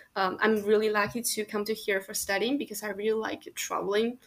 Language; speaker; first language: English; non-native, fluent; Chinese